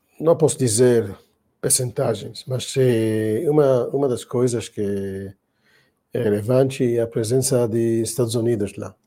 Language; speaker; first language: Portuguese; non-native, learner; Hebrew